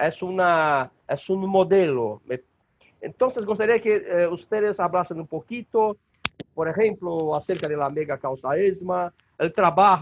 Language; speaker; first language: Spanish; non-native, learner; Portuguese